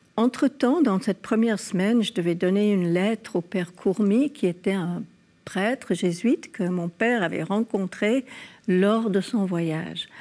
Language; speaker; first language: French; non-native, fluent; English